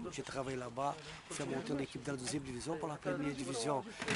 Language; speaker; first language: French; non-native, fluent; Portuguese